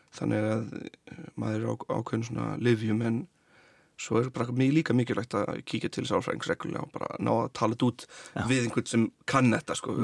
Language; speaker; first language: Icelandic; early bilingual, other home language; Portuguese